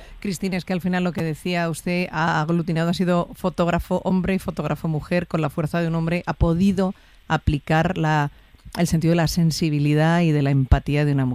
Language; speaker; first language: Spanish; native; Spanish